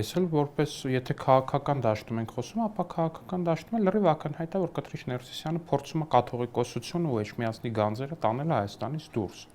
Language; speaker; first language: Armenian; native; Armenian